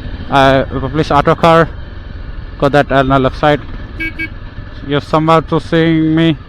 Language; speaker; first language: English; non-native, local second language; Tamil